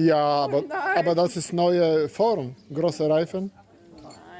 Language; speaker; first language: German; non-native, learner; Polish